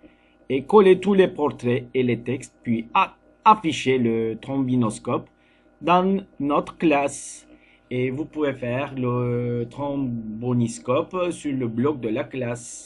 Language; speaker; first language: French; non-native, fluent; Turkish